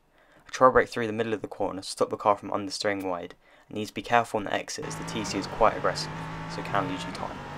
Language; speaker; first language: English; native; English